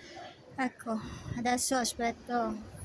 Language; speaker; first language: Italian; non-native, fluent; Cebuano